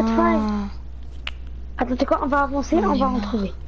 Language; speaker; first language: French; native; French